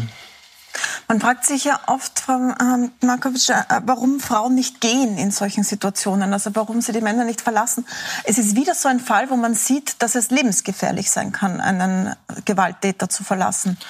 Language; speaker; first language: German; native; German